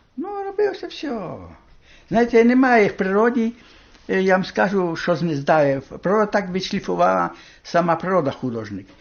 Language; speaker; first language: Ukrainian; native; Ukrainian